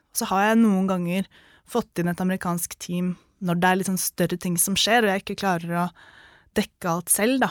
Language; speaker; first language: Norwegian; native; Norwegian